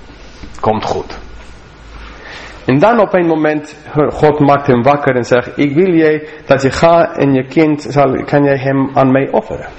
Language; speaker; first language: Dutch; non-native, fluent; English